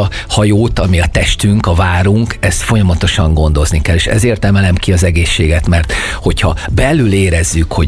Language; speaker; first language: Hungarian; native; Hungarian